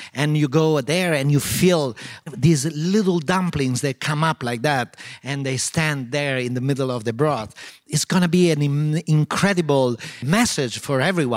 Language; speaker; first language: English; non-native, fluent; Italian